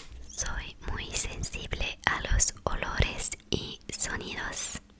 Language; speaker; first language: Spanish; non-native, fluent; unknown